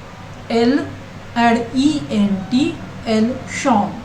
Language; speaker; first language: French; non-native, learner; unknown